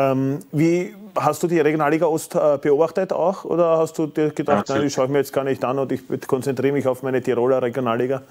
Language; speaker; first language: German; native; German